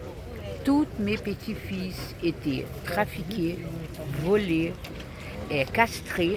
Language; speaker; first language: French; non-native, fluent; Portuguese